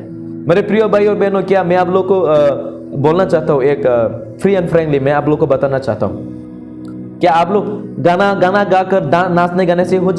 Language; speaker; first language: Hindi; non-native, local second language; Kok Borok